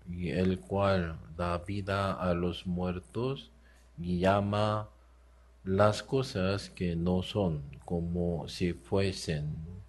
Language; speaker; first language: Spanish; non-native, learner; Korean